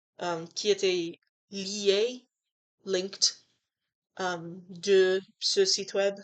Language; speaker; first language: French; non-native, learner; English